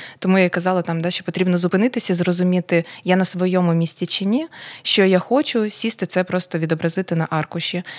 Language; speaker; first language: Ukrainian; non-native, local second language; Russian